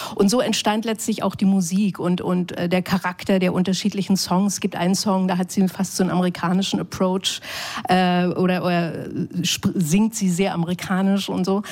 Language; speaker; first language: German; native; German